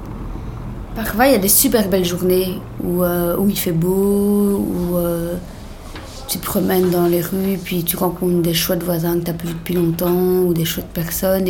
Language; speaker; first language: French; native; French